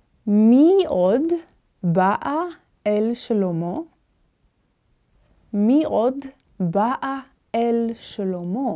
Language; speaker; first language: Hebrew; non-native, fluent; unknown